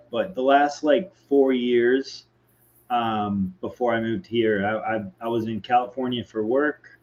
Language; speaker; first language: English; native; English